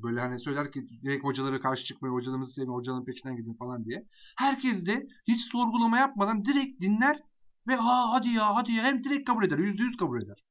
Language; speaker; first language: Turkish; native; Turkish